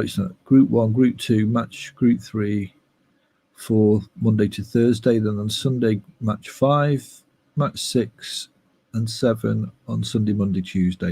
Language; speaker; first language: English; native; English